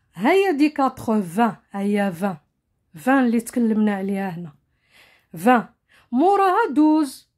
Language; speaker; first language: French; non-native, local second language; Arabic